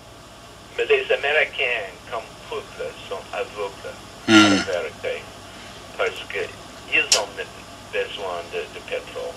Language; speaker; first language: French; non-native, learner; English